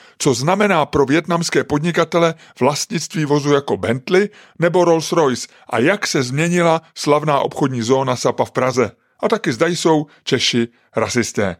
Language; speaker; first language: Czech; native; Czech